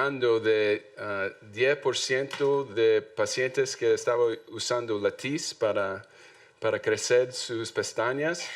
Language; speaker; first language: Spanish; non-native, learner; English